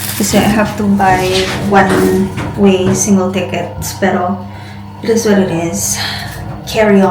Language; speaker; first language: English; non-native, local second language; Filipino